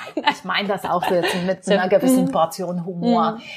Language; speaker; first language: German; non-native, fluent; Romanian